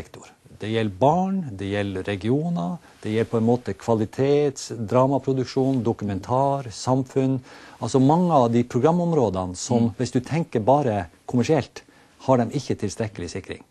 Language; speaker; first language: Norwegian; native; Norwegian